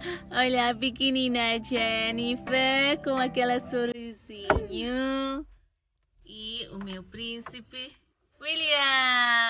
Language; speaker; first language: Portuguese; non-native, learner; Tetum